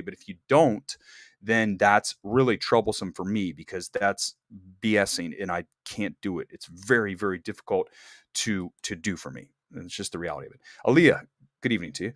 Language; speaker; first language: English; native; English